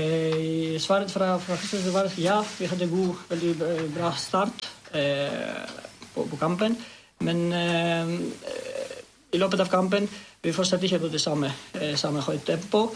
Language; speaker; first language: Norwegian; non-native, fluent; Greek